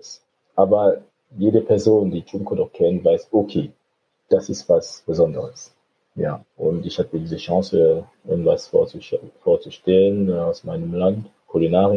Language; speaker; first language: German; non-native, fluent; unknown